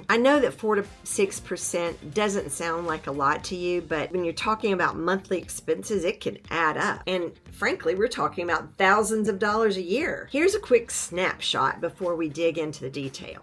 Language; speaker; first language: English; native; English